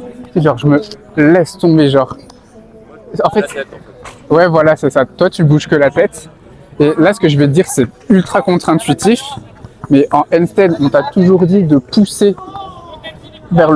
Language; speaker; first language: French; native; French